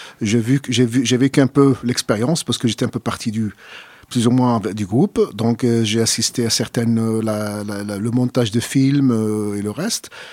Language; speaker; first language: French; non-native, fluent; Arabic